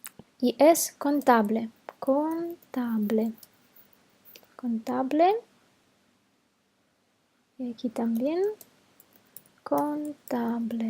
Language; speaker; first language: Spanish; non-native, fluent; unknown